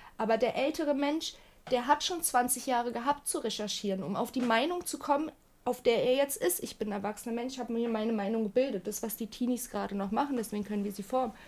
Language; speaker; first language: German; early bilingual, other home language; Turkish